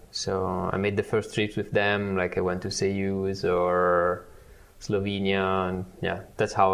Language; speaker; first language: English; non-native, fluent; Italian